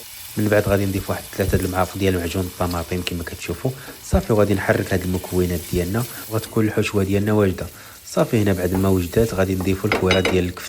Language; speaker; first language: Arabic; native; Arabic